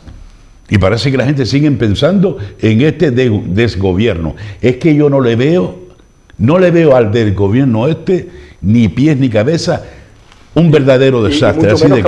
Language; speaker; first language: Spanish; native; Spanish